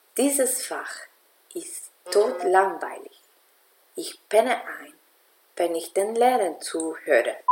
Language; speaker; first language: German; non-native, fluent; Spanish